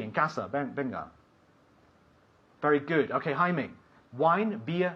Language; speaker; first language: English; non-native, fluent; Spanish